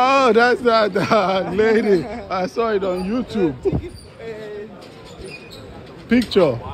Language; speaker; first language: English; non-native, learner; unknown